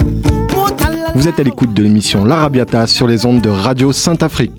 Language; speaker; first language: French; native; French